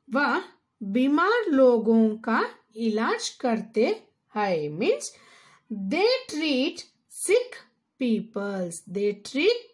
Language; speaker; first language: Hindi; non-native, local second language; Kannada